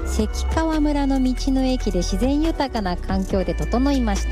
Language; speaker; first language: Japanese; native; Japanese